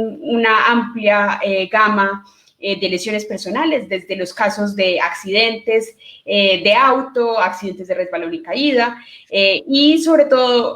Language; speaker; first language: Spanish; native; Spanish